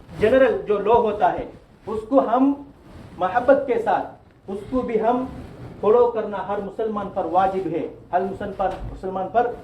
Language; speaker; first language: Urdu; non-native, local second language; Tamil